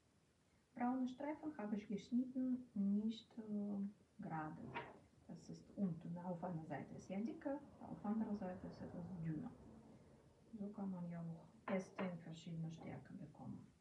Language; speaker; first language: German; non-native, fluent; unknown